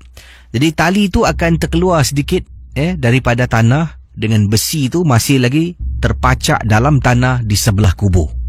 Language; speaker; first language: Malay; native; Malay